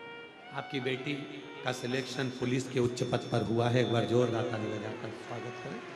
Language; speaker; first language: Hindi; native; Hindi